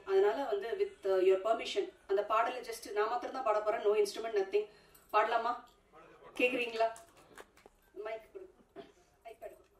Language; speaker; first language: Tamil; native; Tamil